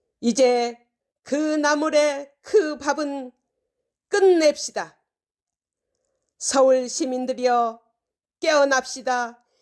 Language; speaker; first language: Korean; native; Korean